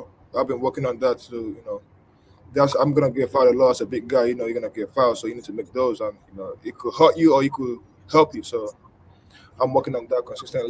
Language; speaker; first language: English; non-native, local second language; Igbo